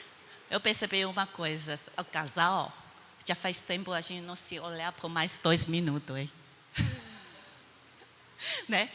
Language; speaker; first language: Portuguese; non-native, fluent; Chinese